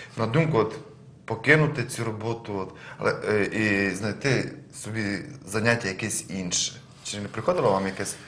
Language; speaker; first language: Ukrainian; native; Ukrainian